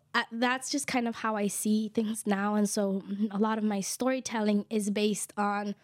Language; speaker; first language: English; early bilingual, other home language; Kʼicheʼ